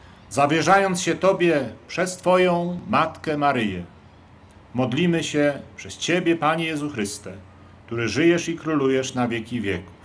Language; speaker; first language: Polish; native; Polish